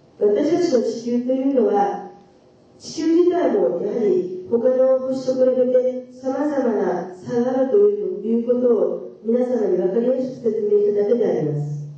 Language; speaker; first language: Japanese; native; Japanese